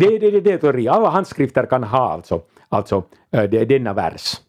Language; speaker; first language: Swedish; non-native, local second language; Finnish